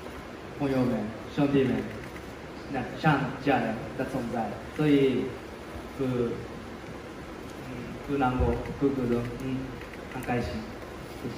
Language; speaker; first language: Chinese; non-native, learner; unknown